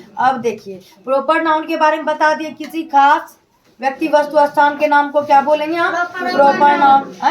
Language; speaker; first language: Hindi; native; Hindi